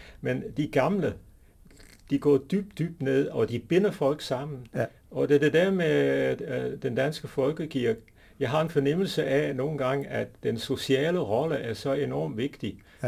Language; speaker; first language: Danish; non-native, fluent; English